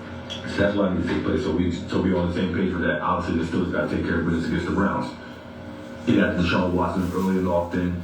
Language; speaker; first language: English; native; English